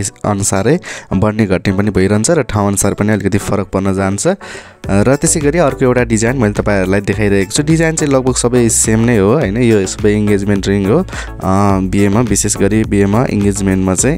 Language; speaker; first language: Nepali; native; Nepali